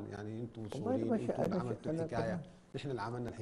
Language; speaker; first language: Arabic; native; Arabic